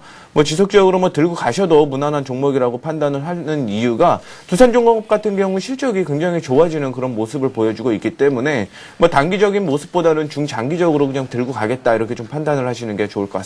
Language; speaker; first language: Korean; native; Korean